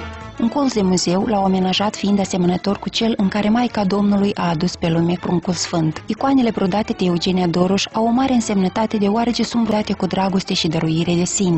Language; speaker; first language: Romanian; native; Romanian